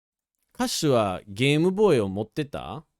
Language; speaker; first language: Japanese; non-native, fluent; English